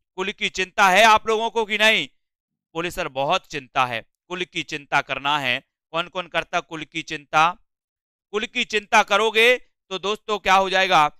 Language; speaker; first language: Hindi; native; Hindi